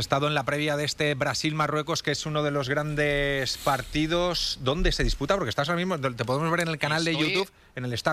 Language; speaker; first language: Spanish; native; Spanish